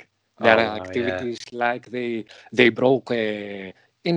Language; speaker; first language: English; non-native, learner; Greek